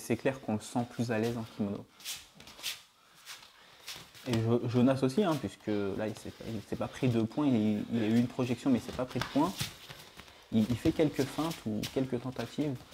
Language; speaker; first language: French; native; French